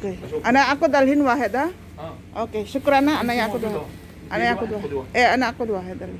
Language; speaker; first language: Arabic; non-native, learner; Filipino